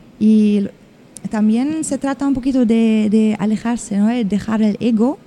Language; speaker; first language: Spanish; non-native, fluent; English